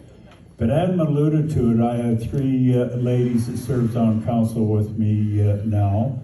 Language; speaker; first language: English; native; English